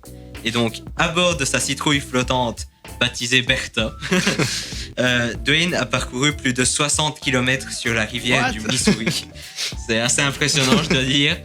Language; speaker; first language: French; native; French